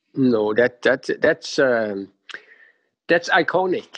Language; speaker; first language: English; non-native, fluent; Norwegian